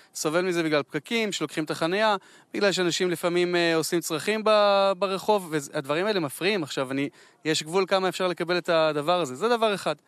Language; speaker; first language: Hebrew; native; Hebrew